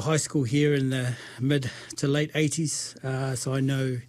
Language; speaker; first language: English; native; English